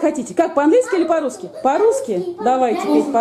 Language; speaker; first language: Russian; native; Russian